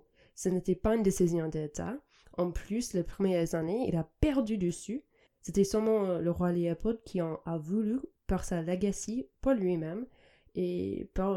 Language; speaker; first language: French; non-native, fluent; English